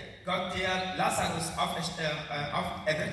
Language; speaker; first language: German; non-native, learner; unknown